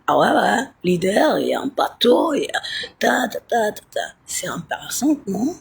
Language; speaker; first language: French; non-native, fluent; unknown